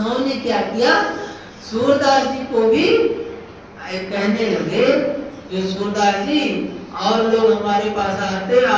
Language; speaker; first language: Hindi; native; Hindi